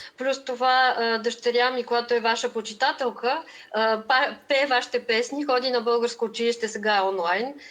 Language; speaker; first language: Bulgarian; native; Bulgarian